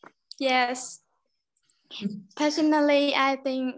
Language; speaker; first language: English; non-native, learner; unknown